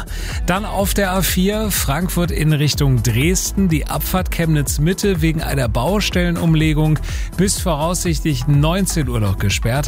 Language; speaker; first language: German; native; German